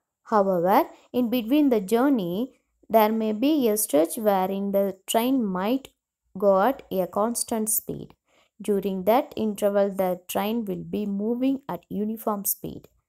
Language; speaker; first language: English; non-native, local second language; Tamil